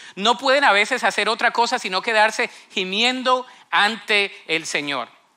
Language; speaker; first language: Spanish; native; Spanish